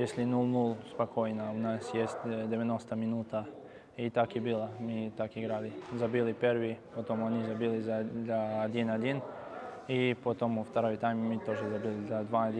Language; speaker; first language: Russian; non-native, learner; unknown